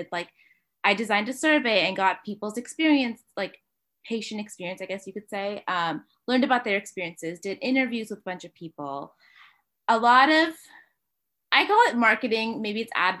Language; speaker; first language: English; native; English